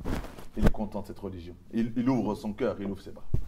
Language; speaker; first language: French; native; French